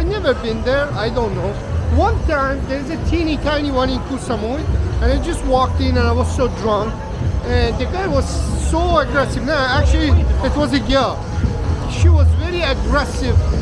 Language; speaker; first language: English; non-native, fluent; Persian